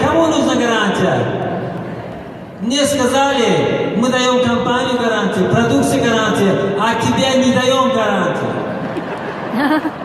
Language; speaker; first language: Russian; non-native, local second language; Tajik